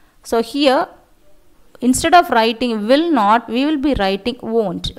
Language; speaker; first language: English; non-native, local second language; Tamil